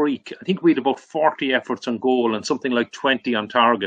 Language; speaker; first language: English; native; English